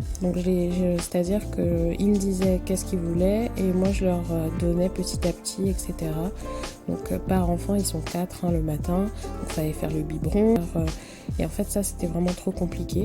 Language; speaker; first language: French; native; French